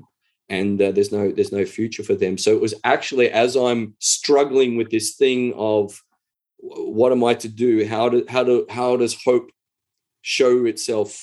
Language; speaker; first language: English; native; English